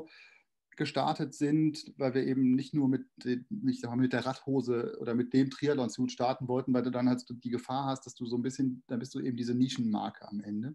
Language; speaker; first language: German; native; German